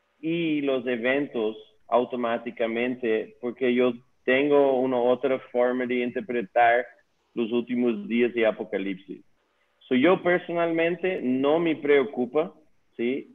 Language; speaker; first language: Spanish; non-native, learner; Dutch